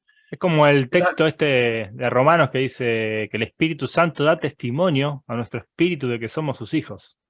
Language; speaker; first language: Spanish; native; Spanish